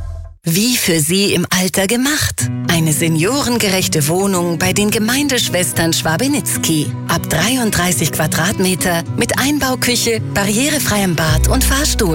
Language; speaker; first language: German; native; German